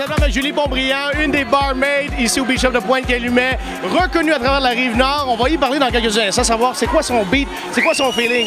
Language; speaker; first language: French; native; French